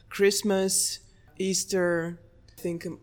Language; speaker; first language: English; non-native, fluent; Russian